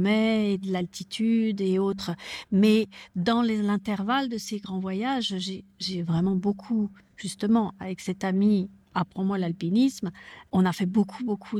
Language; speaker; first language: French; native; French